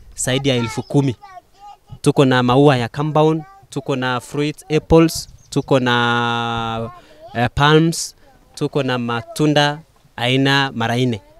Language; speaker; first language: Swahili; non-native, local second language; Kalenjin